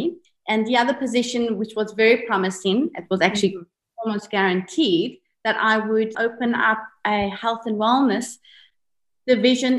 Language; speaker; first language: English; native; English